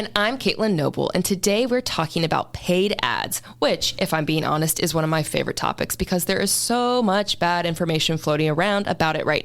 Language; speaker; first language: English; native; English